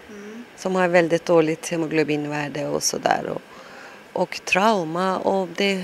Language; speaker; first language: Swedish; non-native, local second language; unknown